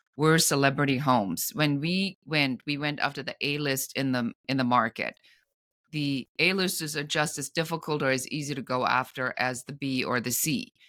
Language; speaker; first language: English; non-native, fluent; German